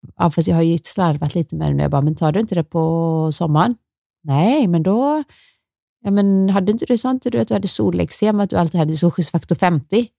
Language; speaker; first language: Swedish; native; Swedish